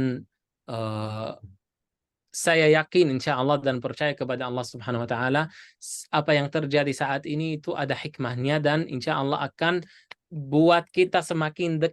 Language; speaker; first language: Indonesian; non-native, fluent; Arabic